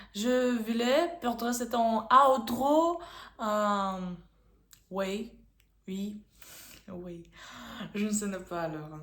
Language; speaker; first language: French; non-native, learner; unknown